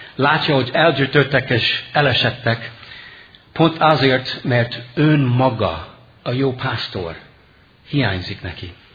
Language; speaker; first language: Hungarian; non-native, fluent; English